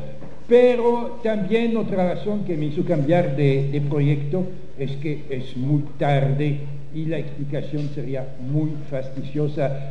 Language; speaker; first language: Spanish; non-native, fluent; French